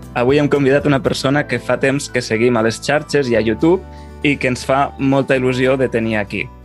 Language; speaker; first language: Catalan; native; Catalan